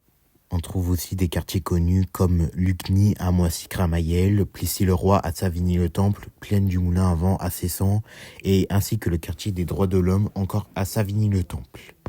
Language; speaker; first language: French; native; French